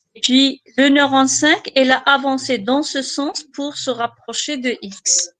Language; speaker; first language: French; non-native, local second language; Arabic